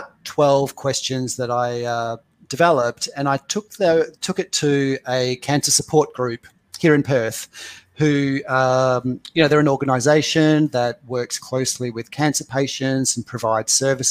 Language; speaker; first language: English; native; English